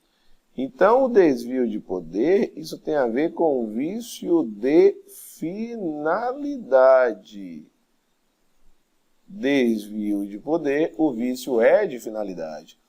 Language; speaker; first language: Portuguese; native; Portuguese